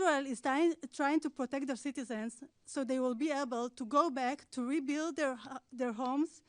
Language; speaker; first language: English; non-native, fluent; Hebrew